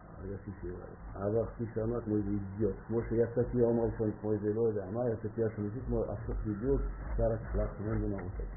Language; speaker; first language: Hebrew; non-native, fluent; French